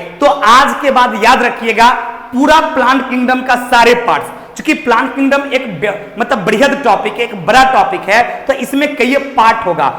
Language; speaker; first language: Hindi; native; Hindi